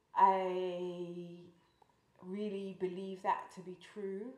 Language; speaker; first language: English; native; English